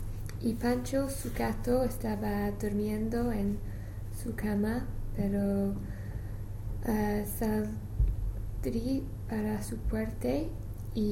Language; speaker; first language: Spanish; non-native, learner; English